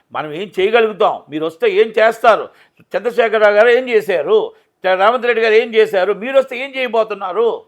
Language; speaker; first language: Telugu; native; Telugu